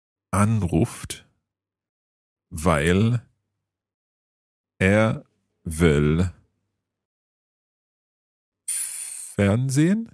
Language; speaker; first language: German; non-native, learner; English